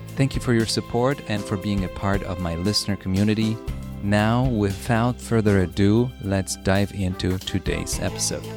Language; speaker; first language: English; early bilingual, other home language; Polish